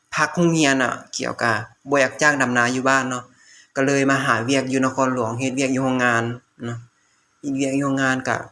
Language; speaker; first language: Lao; native; Lao